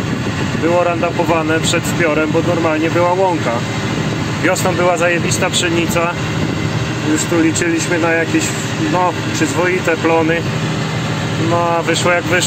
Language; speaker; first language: Polish; native; Polish